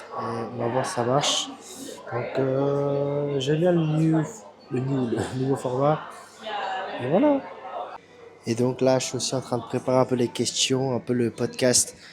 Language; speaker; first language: French; native; French